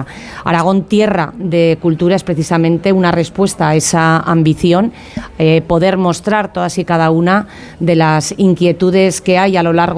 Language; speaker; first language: Spanish; native; Spanish